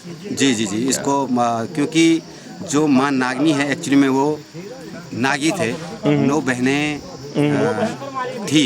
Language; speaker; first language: Hindi; native; Hindi